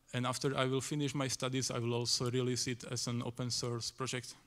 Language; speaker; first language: English; non-native, fluent; Slovak